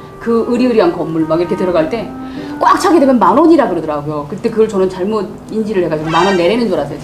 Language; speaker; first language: Korean; native; Korean